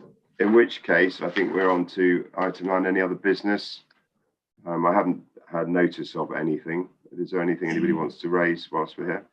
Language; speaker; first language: English; native; English